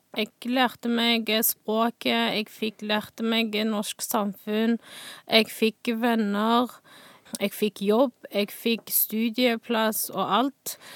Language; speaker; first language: Norwegian; non-native, fluent; Chinese